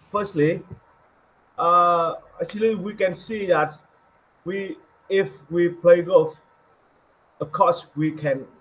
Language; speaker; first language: English; non-native, learner; Vietnamese